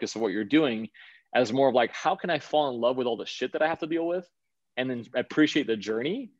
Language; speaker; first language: English; early bilingual, other home language; Danish